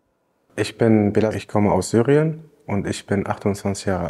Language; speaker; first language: German; non-native, fluent; Arabic